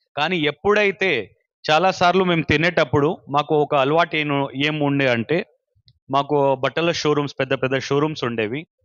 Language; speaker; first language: Telugu; non-native, local second language; Urdu